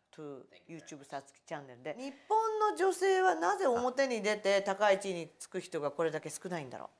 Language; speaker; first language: Japanese; native; Japanese